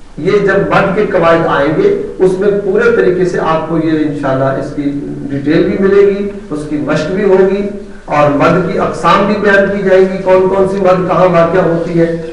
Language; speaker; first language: Urdu; non-native, local second language; Punjabi